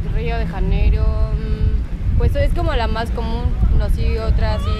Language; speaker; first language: Spanish; native; Spanish